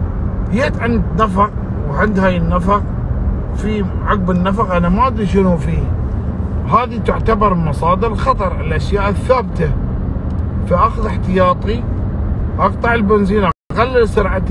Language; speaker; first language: Arabic; native; Arabic